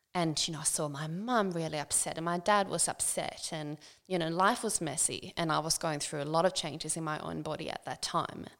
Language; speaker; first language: English; non-native, fluent; Swedish